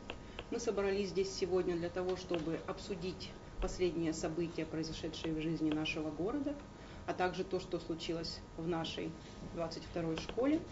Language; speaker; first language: Russian; native; Russian